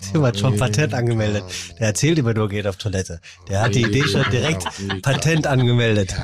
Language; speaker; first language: German; native; German